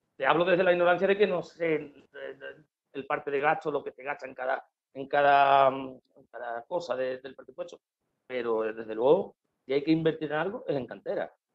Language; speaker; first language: Spanish; native; Spanish